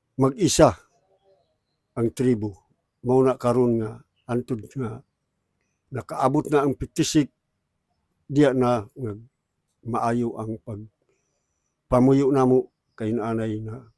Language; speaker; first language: Cebuano; non-native, local second language; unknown